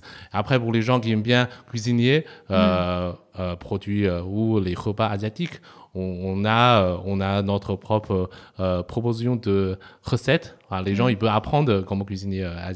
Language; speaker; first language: French; non-native, fluent; Chinese